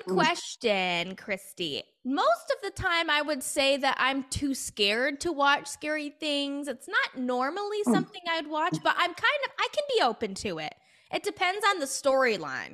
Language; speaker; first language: English; native; English